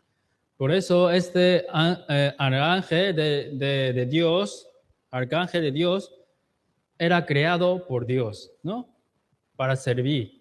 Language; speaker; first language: Spanish; non-native, fluent; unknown